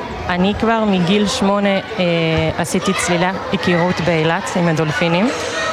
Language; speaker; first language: Hebrew; non-native, fluent; Danish